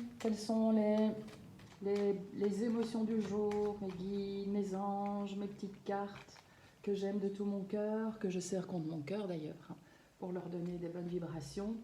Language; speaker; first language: French; native; French